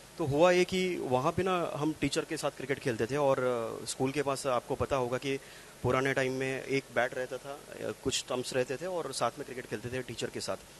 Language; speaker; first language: Hindi; non-native, local second language; Gujarati